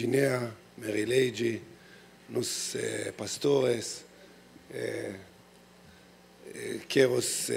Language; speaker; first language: Portuguese; non-native, learner; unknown